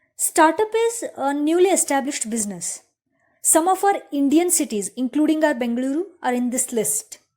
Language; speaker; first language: English; non-native, local second language; Kannada